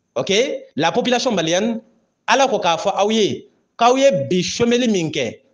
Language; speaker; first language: French; non-native, local second language; Bambara